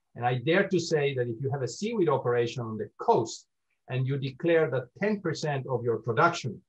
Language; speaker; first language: English; non-native, fluent; Spanish